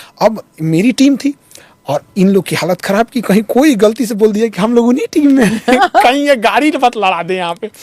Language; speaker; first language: Hindi; native; Hindi